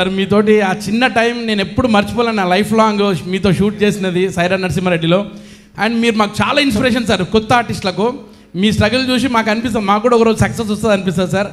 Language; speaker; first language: Telugu; native; Telugu